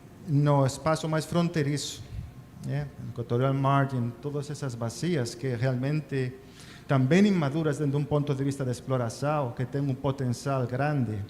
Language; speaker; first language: Portuguese; non-native, fluent; Spanish